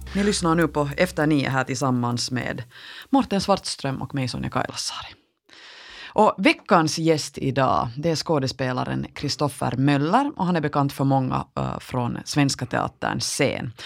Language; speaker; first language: Swedish; native; Swedish